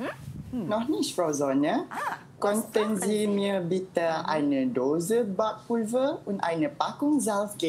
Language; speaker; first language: German; non-native, learner; Malay